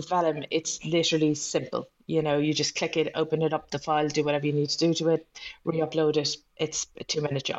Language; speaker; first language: English; native; English